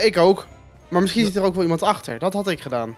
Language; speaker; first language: Dutch; native; Dutch